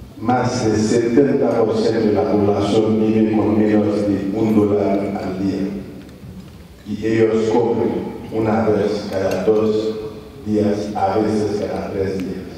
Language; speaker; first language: Spanish; non-native, fluent; French